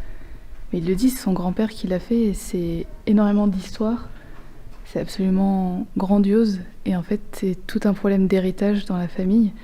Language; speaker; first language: French; native; French